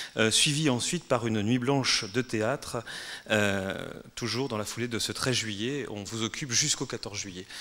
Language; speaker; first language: French; native; French